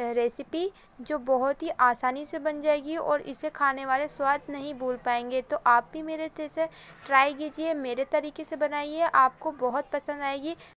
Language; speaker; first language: Hindi; native; Hindi